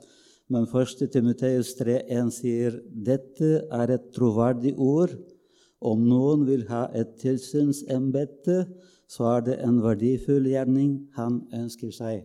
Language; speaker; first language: Norwegian; non-native, fluent; Bulgarian